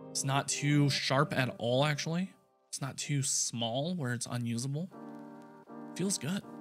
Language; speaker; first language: English; native; English